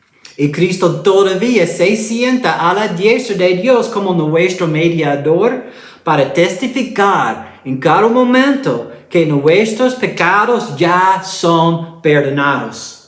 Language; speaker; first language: Spanish; non-native, fluent; English